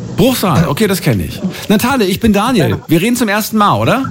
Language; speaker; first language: German; native; German